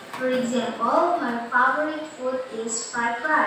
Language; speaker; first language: English; non-native, fluent; Indonesian